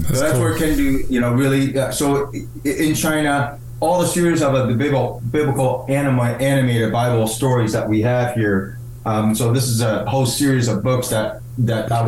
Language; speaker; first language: English; early bilingual, other home language; Chinese